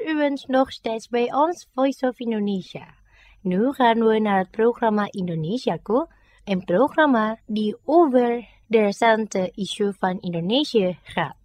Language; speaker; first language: Dutch; non-native, fluent; Indonesian